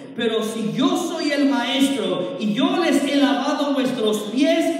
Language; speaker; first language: Spanish; early bilingual, heritage; Spanish